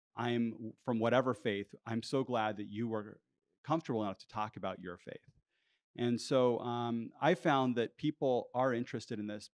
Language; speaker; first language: English; early bilingual, heritage; English